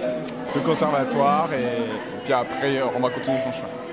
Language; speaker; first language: French; native; French